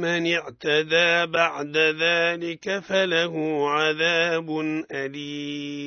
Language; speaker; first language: Arabic; native; Arabic